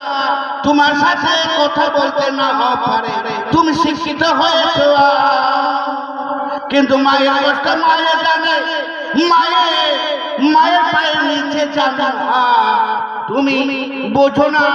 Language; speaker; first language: Bangla; native; Bangla